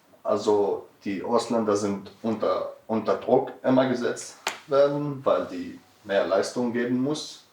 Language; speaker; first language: German; non-native, learner; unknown